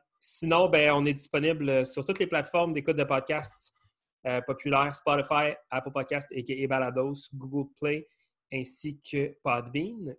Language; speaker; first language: French; native; French